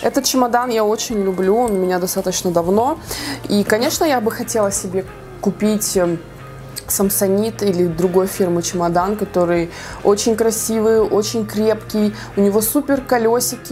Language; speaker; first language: Russian; native; Russian